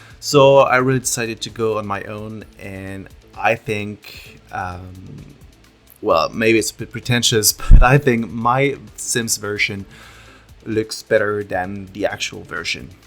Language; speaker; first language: English; non-native, fluent; French